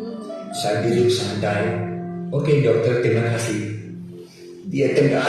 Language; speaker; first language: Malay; non-native, fluent; English